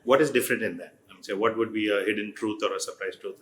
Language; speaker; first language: English; non-native, fluent; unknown